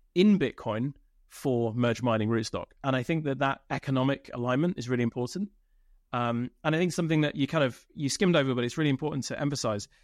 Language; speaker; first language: English; native; English